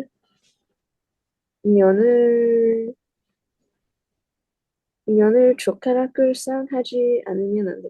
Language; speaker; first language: Korean; non-native, learner; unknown